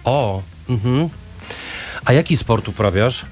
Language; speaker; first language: Polish; native; Polish